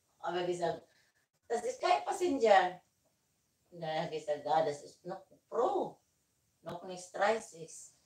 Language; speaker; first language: German; non-native, learner; Filipino